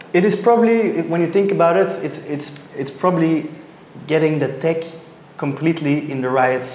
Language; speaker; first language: English; non-native, fluent; Dutch